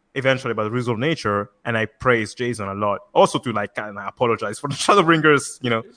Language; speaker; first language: English; non-native, fluent; Italian